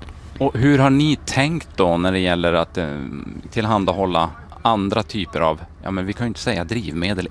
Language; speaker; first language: Swedish; native; Swedish